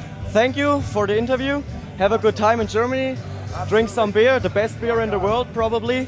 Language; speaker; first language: English; non-native, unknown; German